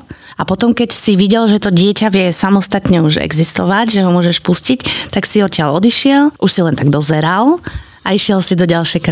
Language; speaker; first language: Slovak; native; Slovak